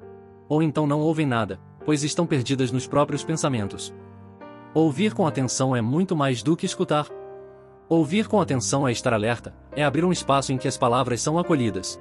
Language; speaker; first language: Portuguese; native; Portuguese